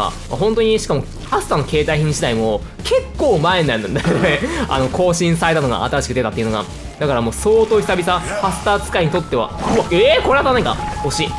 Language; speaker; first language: Japanese; native; Japanese